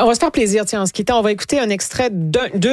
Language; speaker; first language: French; native; French